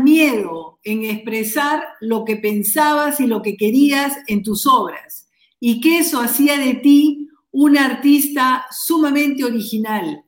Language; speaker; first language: Spanish; native; Spanish